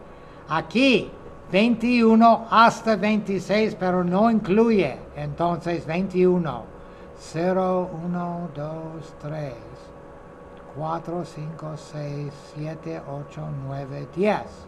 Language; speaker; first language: Spanish; non-native, fluent; English